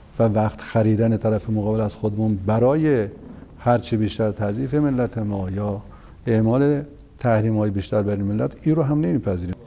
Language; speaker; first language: Persian; native; Persian